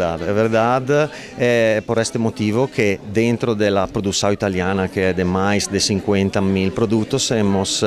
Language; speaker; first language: Portuguese; non-native, learner; Italian